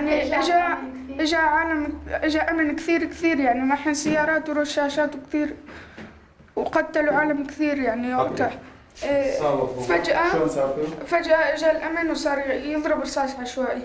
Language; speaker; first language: Arabic; native; Arabic